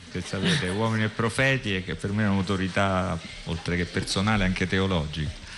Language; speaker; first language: Italian; native; Italian